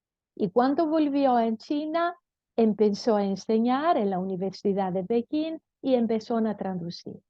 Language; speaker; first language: Spanish; non-native, fluent; Greek